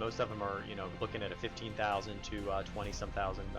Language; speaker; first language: English; native; English